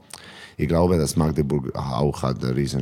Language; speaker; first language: German; non-native, fluent; Serbian